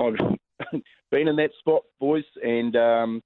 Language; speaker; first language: English; native; English